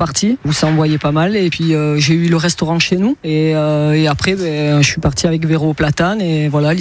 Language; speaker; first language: French; native; French